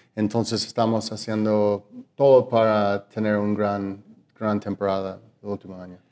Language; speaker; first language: Spanish; non-native, learner; English